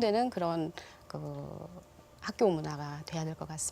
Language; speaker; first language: Korean; native; Korean